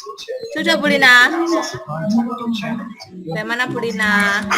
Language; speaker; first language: Indonesian; native; Indonesian